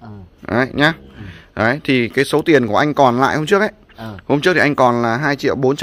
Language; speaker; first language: Vietnamese; native; Vietnamese